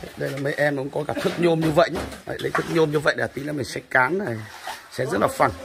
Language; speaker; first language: Vietnamese; native; Vietnamese